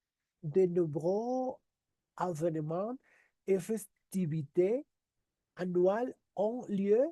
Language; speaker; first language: French; non-native, learner; Spanish